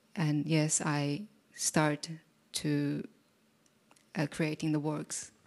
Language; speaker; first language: English; non-native, fluent; Japanese